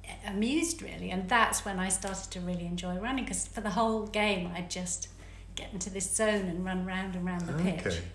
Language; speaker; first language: English; native; English